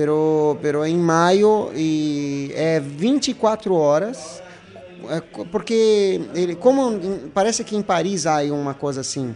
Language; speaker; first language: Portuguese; non-native, learner; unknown